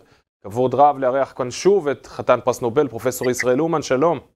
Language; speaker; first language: Hebrew; native; Hebrew